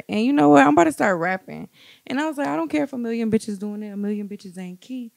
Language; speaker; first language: English; native; English